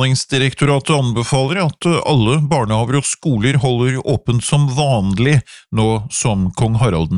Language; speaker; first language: Norwegian; native; Norwegian